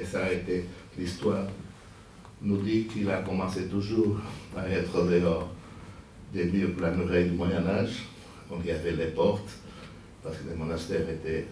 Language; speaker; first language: French; non-native, fluent; Portuguese